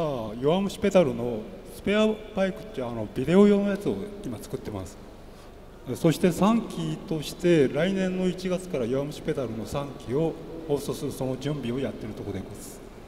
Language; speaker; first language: Japanese; native; Japanese